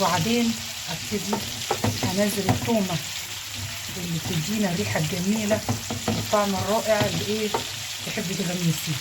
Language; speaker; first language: Arabic; native; Arabic